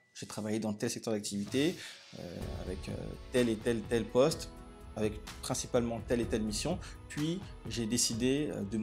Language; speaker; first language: French; native; French